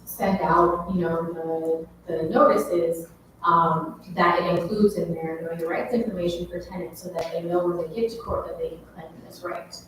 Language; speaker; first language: English; native; English